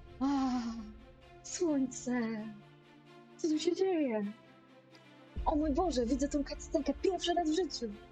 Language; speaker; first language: Polish; native; Polish